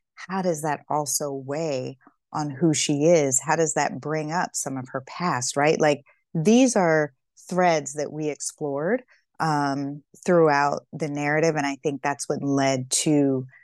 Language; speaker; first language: English; native; English